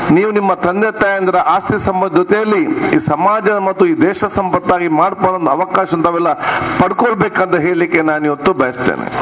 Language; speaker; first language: Kannada; non-native, local second language; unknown